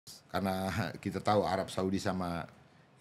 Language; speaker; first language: Indonesian; non-native, local second language; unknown